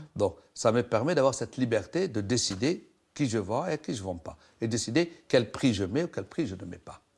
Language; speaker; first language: French; non-native, local second language; Arabic